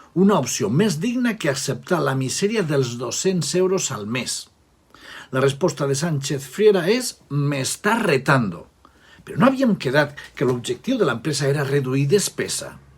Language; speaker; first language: Catalan; non-native, local second language; Spanish